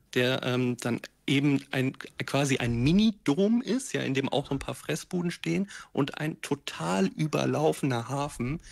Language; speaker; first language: German; native; German